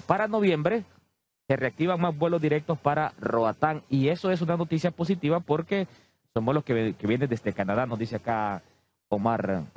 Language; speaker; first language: Spanish; native; Spanish